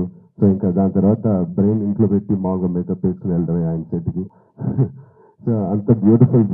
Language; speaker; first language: Telugu; native; Telugu